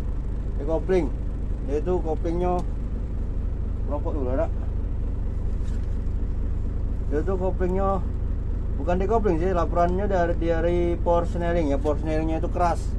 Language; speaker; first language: Indonesian; native; Indonesian